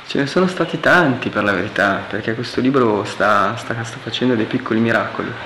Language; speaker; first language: Italian; native; Italian